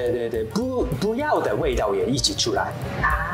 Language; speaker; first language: Chinese; non-native, learner; Japanese